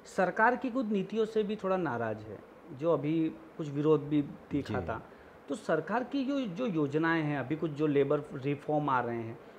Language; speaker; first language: Hindi; non-native, local second language; Gujarati